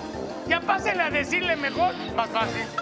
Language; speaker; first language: Spanish; native; Spanish